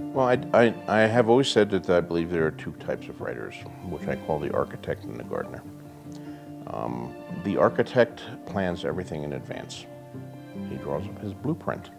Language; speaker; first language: English; native; English